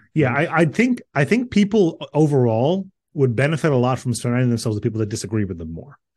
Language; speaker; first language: English; early bilingual, other home language; Croatian